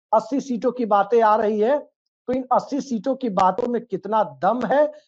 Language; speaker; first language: Hindi; native; Hindi